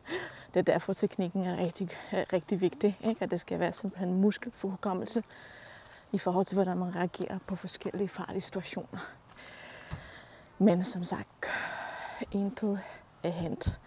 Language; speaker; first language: Danish; non-native, fluent; Polish